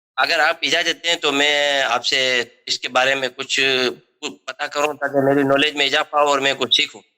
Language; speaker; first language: Urdu; non-native, local second language; Memoni